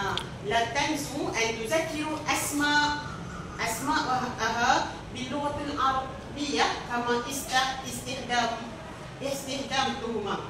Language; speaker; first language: Arabic; non-native, learner; Malay